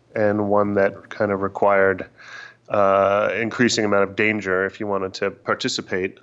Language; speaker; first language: English; native; English